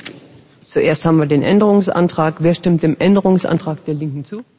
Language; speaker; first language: German; native; German